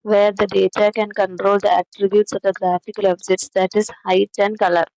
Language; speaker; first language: English; non-native, local second language; Malayalam